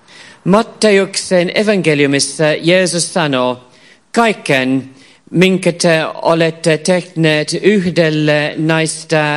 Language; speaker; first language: Finnish; non-native, fluent; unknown